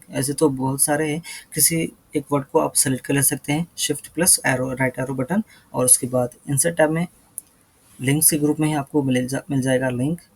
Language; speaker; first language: Hindi; native; Hindi